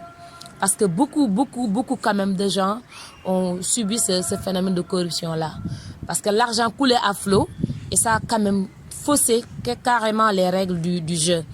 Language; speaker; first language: French; non-native, local second language; Wolof